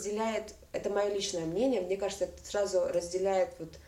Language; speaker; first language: Russian; native; Russian